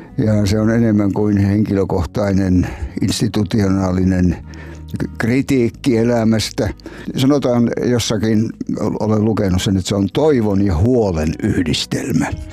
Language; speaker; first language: Finnish; native; Finnish